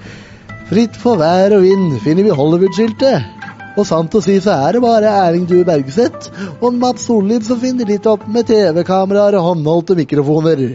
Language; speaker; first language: Norwegian; native; Norwegian